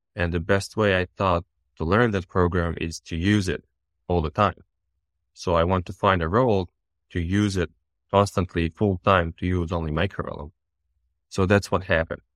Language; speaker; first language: English; non-native, fluent; Bosnian